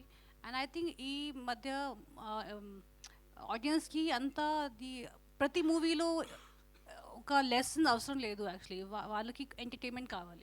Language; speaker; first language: Telugu; non-native, learner; Hindi